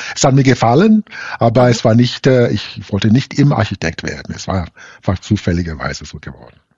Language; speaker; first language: German; non-native, fluent; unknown